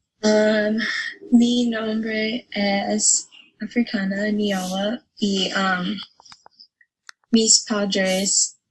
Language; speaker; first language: Spanish; non-native, learner; English